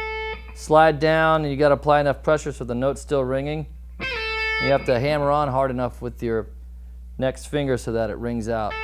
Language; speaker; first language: English; native; English